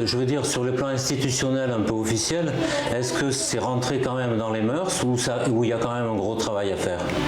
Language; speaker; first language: French; native; French